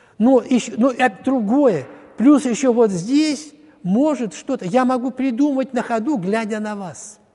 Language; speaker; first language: Russian; native; Russian